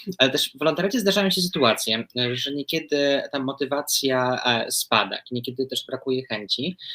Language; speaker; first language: Polish; native; Polish